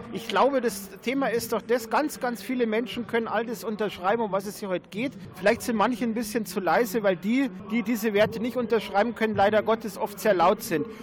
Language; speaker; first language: German; native; German